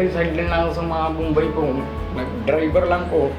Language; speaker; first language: Filipino; non-native, learner; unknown